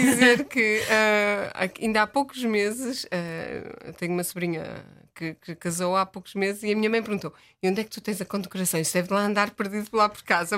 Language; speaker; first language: Portuguese; native; Portuguese